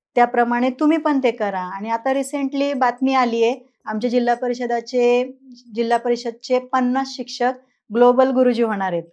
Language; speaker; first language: Marathi; native; Marathi